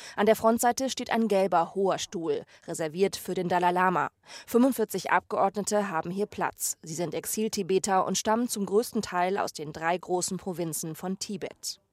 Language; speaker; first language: German; native; German